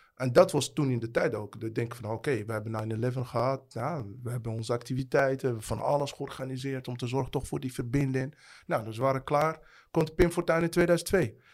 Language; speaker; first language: Dutch; non-native, fluent; Arabic